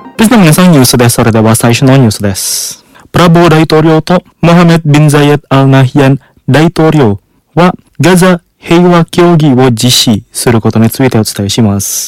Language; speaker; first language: Japanese; non-native, fluent; Indonesian